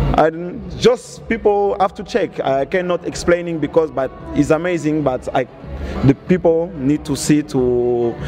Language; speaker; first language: English; non-native, learner; Portuguese